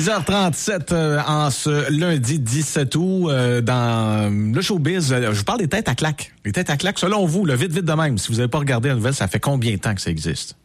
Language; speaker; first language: French; native; French